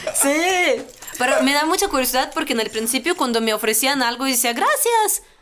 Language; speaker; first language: Spanish; non-native, fluent; Russian